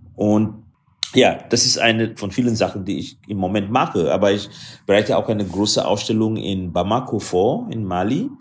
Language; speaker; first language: German; non-native, fluent; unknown